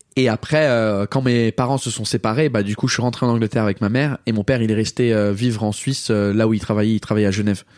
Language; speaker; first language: French; early bilingual, heritage; English